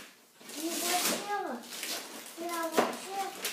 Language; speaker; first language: French; early bilingual, other home language; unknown